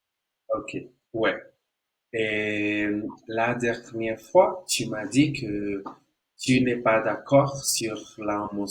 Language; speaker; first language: French; non-native, learner; Spanish